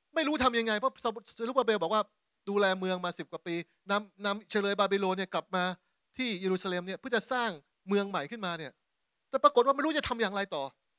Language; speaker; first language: Thai; native; Thai